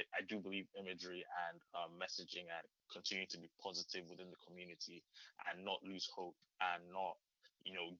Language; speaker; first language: English; non-native, local second language; Yoruba